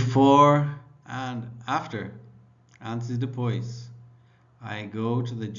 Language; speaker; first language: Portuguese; non-native, learner; English